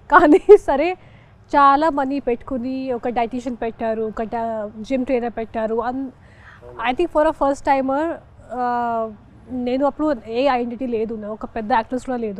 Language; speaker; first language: Telugu; non-native, local second language; Hindi